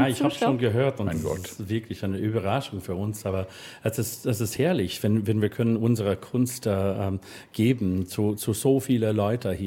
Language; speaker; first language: German; non-native, fluent; English